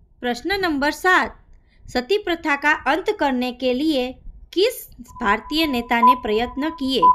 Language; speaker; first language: Hindi; non-native, local second language; Gujarati